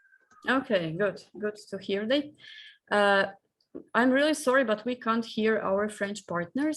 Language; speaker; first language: English; non-native, fluent; Croatian